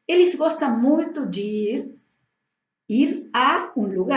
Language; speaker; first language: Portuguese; non-native, fluent; Spanish